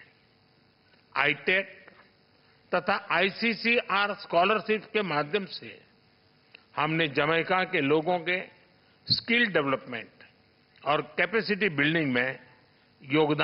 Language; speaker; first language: Hindi; native; Hindi